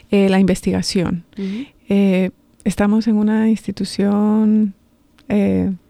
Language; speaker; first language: Spanish; native; Spanish